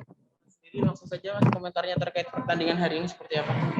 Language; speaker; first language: Indonesian; native; Indonesian